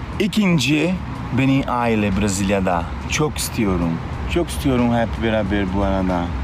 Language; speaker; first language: Turkish; non-native, learner; Portuguese